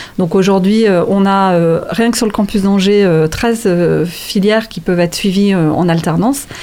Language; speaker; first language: French; native; French